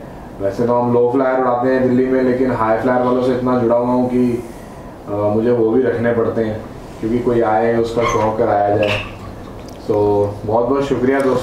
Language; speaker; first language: Hindi; native; Hindi